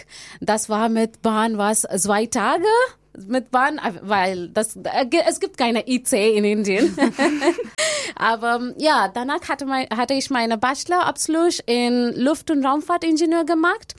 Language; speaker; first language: German; non-native, learner; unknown